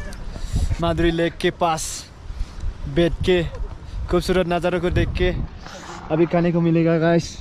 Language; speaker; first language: Hindi; non-native, local second language; Bodo